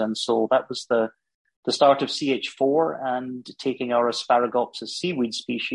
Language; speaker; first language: English; native; English